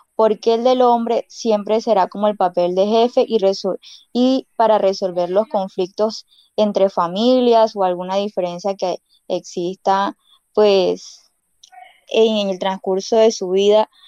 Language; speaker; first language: Spanish; non-native, local second language; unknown